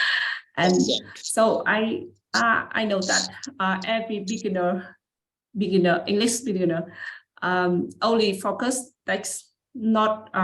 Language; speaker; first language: English; non-native, learner; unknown